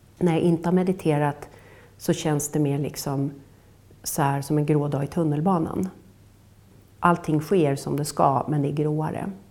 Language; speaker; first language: Swedish; native; Swedish